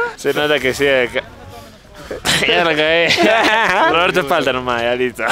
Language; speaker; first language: Spanish; native; Spanish